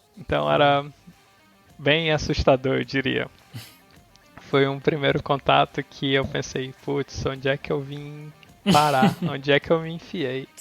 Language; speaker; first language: Portuguese; native; Portuguese